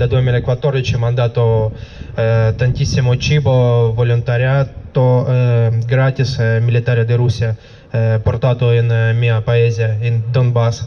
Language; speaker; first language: Italian; non-native, learner; Russian